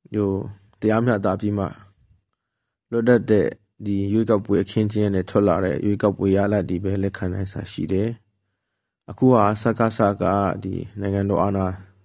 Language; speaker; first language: Burmese; non-native, local second language; Hakha Chin